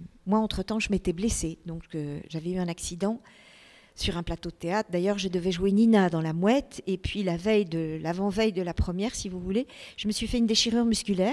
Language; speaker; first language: French; native; French